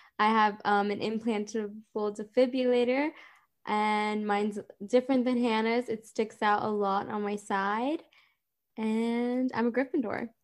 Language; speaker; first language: English; native; English